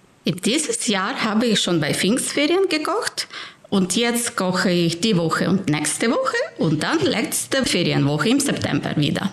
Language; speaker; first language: German; non-native, fluent; Ukrainian